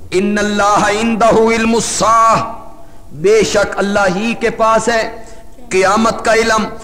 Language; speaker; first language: Urdu; non-native, local second language; Punjabi